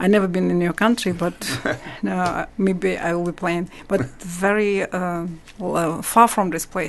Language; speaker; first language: English; non-native, learner; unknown